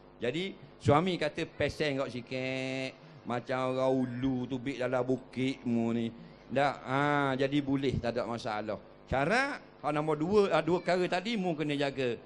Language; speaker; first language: Malay; native; Malay